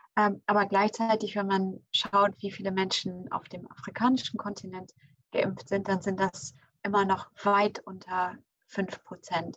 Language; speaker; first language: German; early bilingual, other home language; English